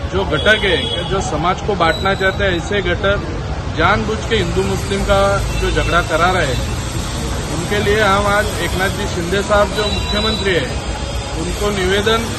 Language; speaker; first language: Hindi; non-native, local second language; Marathi